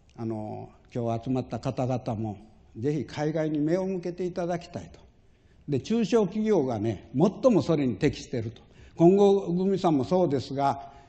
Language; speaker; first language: Japanese; native; Japanese